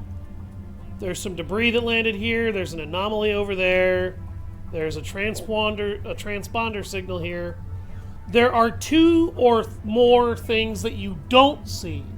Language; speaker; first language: English; native; English